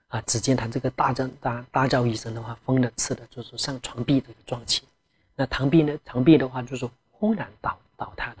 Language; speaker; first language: Chinese; non-native, local second language; Tibetan